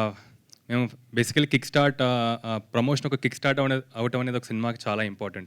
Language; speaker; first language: Telugu; native; Telugu